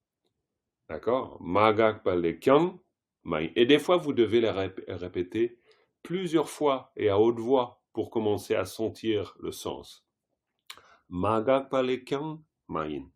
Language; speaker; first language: French; native; French